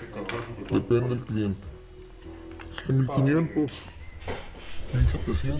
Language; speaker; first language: Spanish; native; Spanish